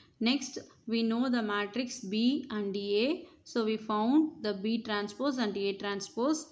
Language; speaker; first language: English; non-native, local second language; Tamil